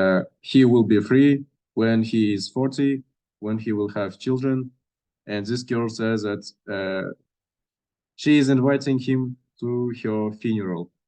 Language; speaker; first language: English; non-native, fluent; Russian